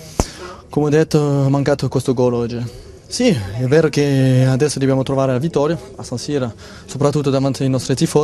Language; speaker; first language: Italian; non-native, fluent; French